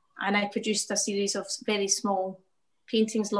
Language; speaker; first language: English; native; English